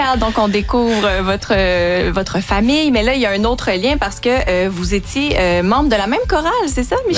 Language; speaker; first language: French; native; French